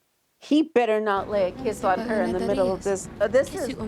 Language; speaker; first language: English; native; English